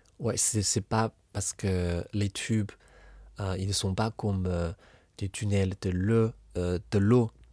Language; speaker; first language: French; non-native, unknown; Chinese